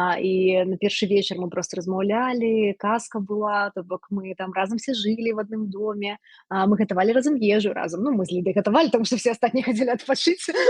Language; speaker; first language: Belarusian; non-native, local second language; Russian